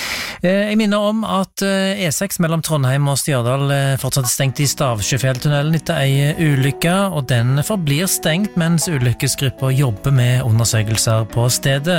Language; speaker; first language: Norwegian; native; Norwegian